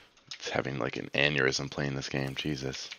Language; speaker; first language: English; native; English